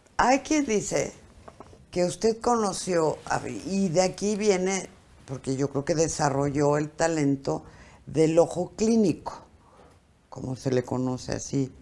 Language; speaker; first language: Spanish; native; Spanish